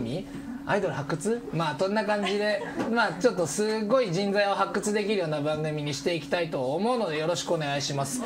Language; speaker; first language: Japanese; native; Japanese